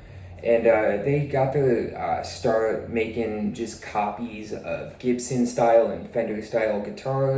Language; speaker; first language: English; native; English